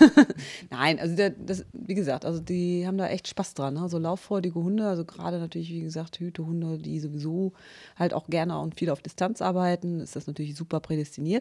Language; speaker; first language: German; native; German